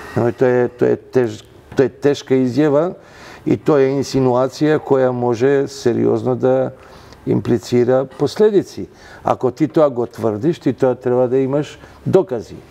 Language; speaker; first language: Macedonian; non-native, local second language; Albanian